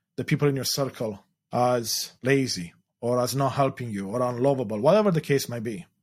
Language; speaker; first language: English; non-native, fluent; Romanian